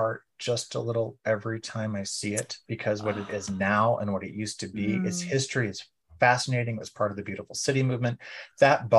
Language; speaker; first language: English; native; English